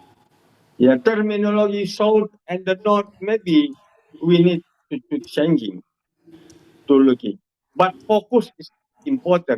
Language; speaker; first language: English; non-native, learner; Indonesian